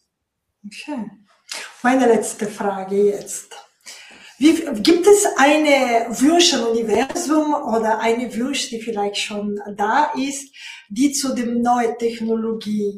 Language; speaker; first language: German; non-native, fluent; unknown